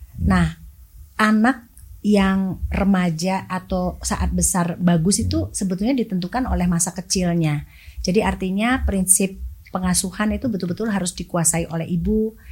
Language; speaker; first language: Indonesian; native; Indonesian